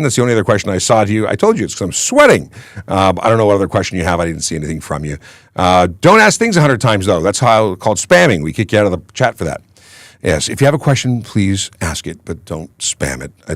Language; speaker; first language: English; native; English